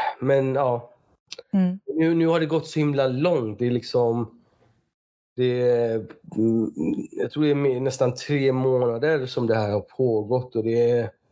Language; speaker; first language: Swedish; early bilingual, other home language; Persian